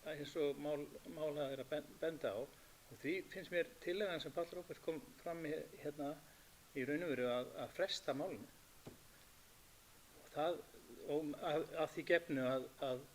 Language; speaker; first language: Icelandic; native; Icelandic